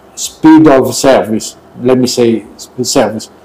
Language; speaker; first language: English; non-native, learner; Italian